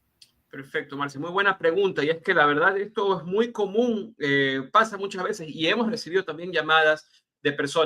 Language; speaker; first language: Spanish; native; Spanish